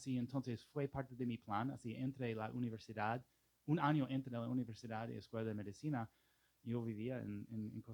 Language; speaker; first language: Spanish; non-native, fluent; English